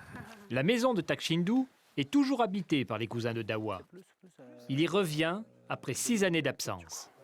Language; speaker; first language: French; native; French